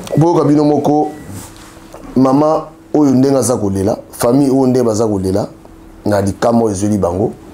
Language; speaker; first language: Lingala; native; Lingala